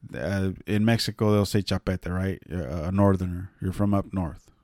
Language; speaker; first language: English; early bilingual, other home language; Spanish